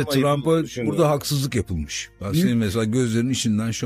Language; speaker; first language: Turkish; native; Turkish